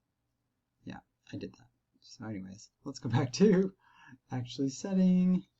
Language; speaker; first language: English; native; English